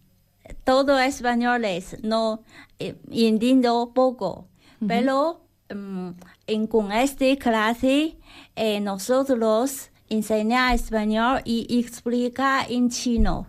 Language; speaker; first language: Spanish; non-native, learner; Chinese